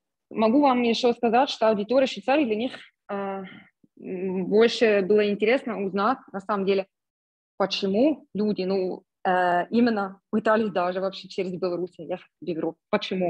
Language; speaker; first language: Russian; non-native, fluent; German